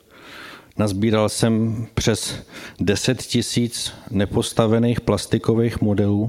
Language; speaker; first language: Czech; native; Czech